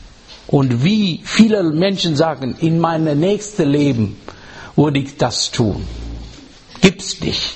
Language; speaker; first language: German; non-native, fluent; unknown